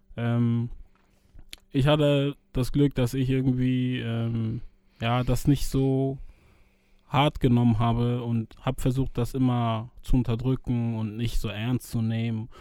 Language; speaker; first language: German; early bilingual, other home language; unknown